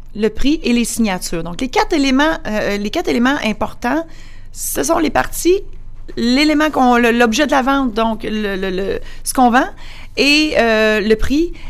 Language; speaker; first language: French; native; French